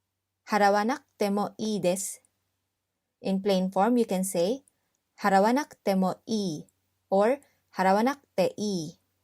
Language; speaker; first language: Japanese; non-native, fluent; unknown